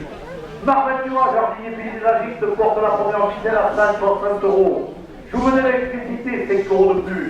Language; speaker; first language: French; native; French